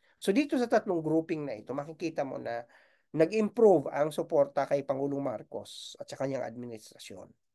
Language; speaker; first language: Filipino; non-native, local second language; Bikol